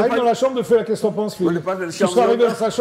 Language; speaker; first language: French; native; French